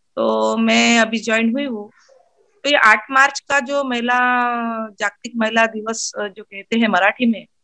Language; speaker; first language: Hindi; non-native, local second language; Marathi